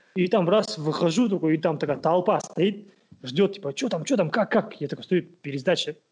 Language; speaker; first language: Russian; non-native, local second language; Kazakh